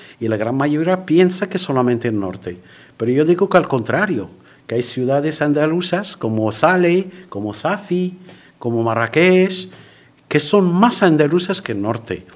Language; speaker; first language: Spanish; non-native, fluent; Arabic